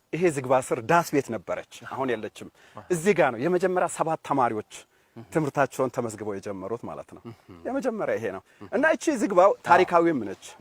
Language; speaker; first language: Amharic; non-native, local second language; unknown